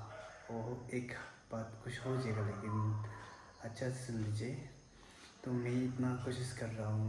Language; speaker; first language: Hindi; non-native, learner; Tibetan